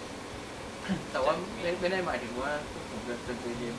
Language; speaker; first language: Thai; native; Thai